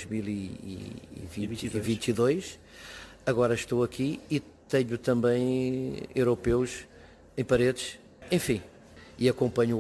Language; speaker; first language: Portuguese; native; Portuguese